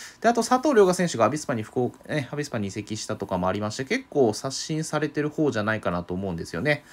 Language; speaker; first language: Japanese; native; Japanese